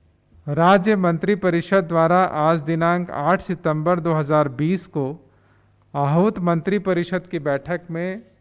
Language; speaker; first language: Hindi; native; Hindi